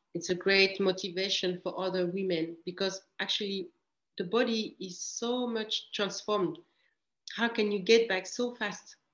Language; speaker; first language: English; early bilingual, other home language; French